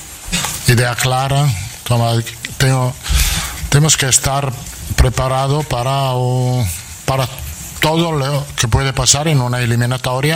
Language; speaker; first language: Portuguese; non-native, fluent; Italian